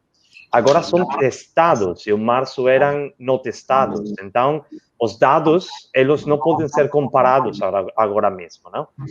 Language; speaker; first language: Portuguese; non-native, learner; Spanish